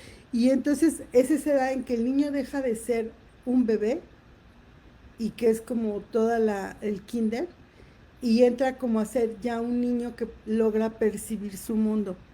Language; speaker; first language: Spanish; native; Spanish